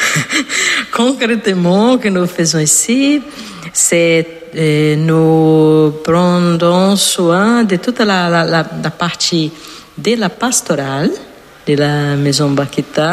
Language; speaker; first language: French; non-native, fluent; Portuguese